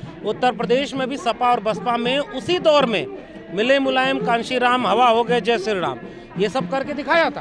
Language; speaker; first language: Hindi; native; Hindi